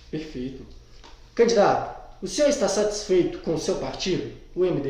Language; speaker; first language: Portuguese; native; Portuguese